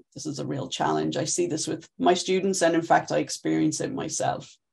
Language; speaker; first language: English; native; English